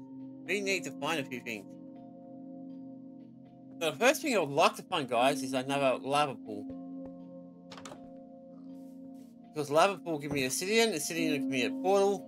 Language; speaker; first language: English; native; English